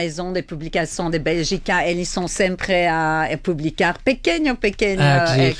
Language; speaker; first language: Portuguese; non-native, learner; Italian